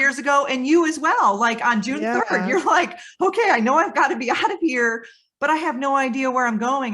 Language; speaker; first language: English; native; English